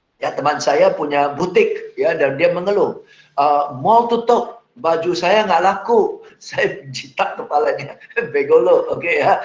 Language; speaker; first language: Indonesian; non-native, fluent; English